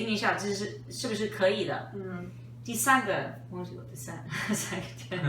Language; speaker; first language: Chinese; non-native, fluent; English